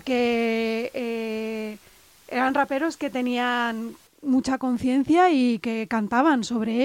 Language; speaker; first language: Spanish; native; Spanish